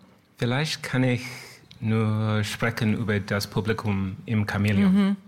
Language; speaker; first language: German; non-native, learner; French